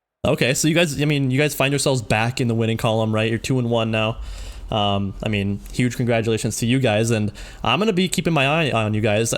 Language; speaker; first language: English; native; English